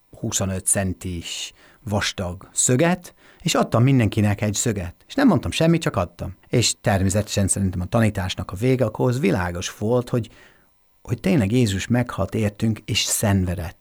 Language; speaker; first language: Hungarian; non-native, fluent; English